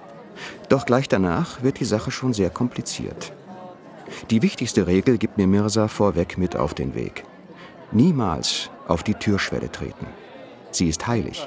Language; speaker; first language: German; native; German